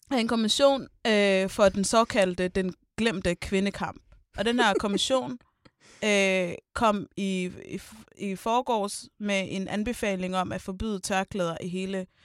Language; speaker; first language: Danish; native; Danish